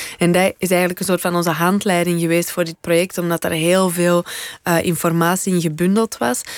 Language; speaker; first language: Dutch; native; Dutch